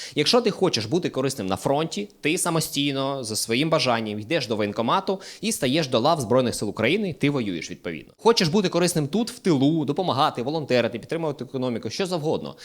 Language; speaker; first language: Ukrainian; native; Ukrainian